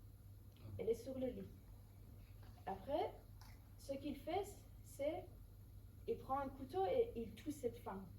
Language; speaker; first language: French; non-native, fluent; Persian